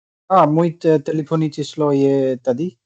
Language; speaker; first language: Czech; non-native, learner; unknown